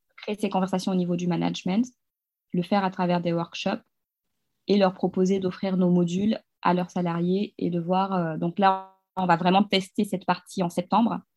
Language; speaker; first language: French; non-native, local second language; Fula